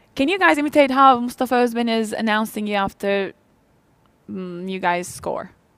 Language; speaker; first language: English; non-native, fluent; Turkish